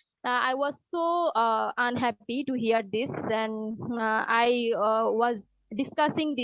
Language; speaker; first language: English; non-native, learner; Bangla